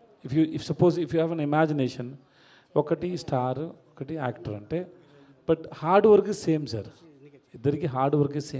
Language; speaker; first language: Telugu; non-native, learner; Tamil